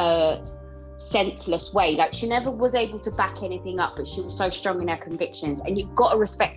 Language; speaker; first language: English; native; English